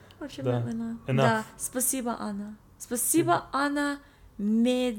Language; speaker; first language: Russian; non-native, learner; English